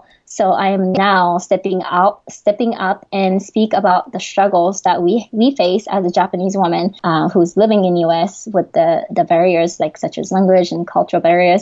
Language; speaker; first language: English; non-native, fluent; Japanese